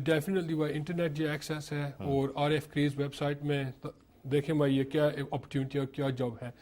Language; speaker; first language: Urdu; early bilingual, heritage; Urdu